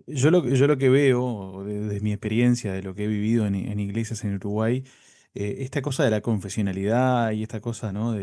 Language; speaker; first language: Spanish; native; Spanish